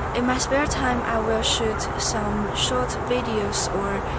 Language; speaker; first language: English; non-native, fluent; Chinese